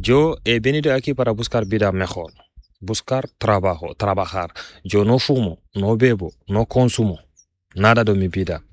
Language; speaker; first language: Spanish; non-native, learner; Fula